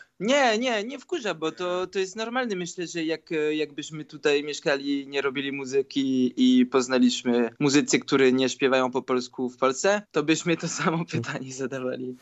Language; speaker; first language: Polish; early bilingual, heritage; Polish